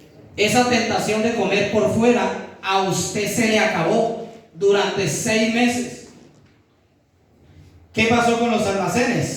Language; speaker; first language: Spanish; native; Spanish